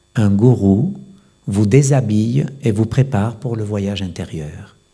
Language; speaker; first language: French; non-native, fluent; Spanish